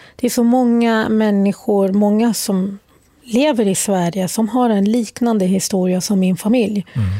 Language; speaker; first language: Swedish; early bilingual, other home language; Arabic